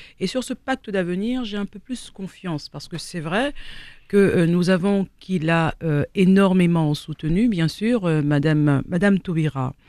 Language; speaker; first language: French; native; French